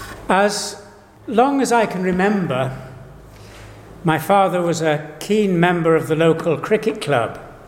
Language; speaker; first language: English; native; English